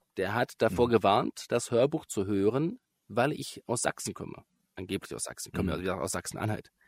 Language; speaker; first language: German; native; German